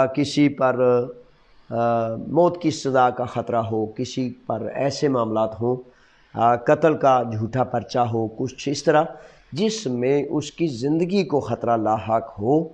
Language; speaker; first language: Urdu; non-native, local second language; Punjabi